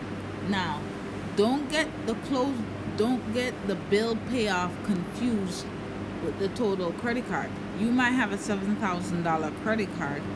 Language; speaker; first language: English; native; English